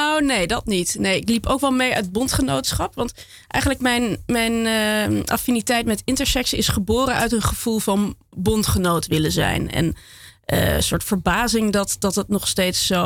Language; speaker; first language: Dutch; native; Dutch